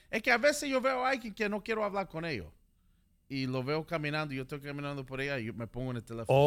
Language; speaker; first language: Spanish; early bilingual, heritage; Spanish